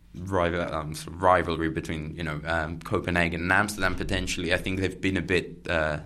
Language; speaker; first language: English; non-native, fluent; Catalan